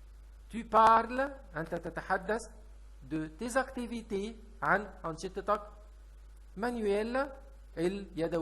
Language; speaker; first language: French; non-native, fluent; Arabic